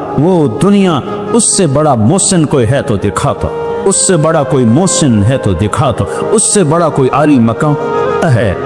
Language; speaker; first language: Urdu; non-native, local second language; Punjabi